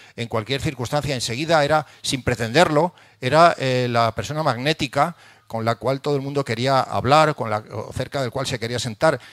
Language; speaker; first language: Spanish; native; Spanish